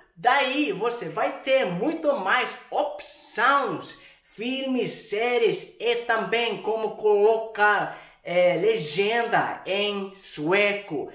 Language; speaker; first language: Portuguese; non-native, fluent; Swedish